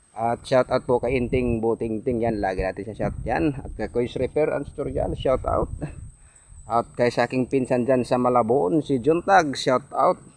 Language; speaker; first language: Filipino; non-native, local second language; Waray